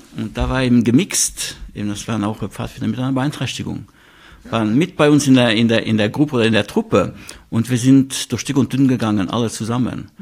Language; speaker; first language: German; non-native, local second language; Luxembourgish